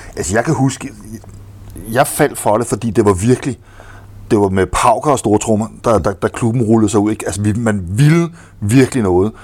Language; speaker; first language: Danish; native; Danish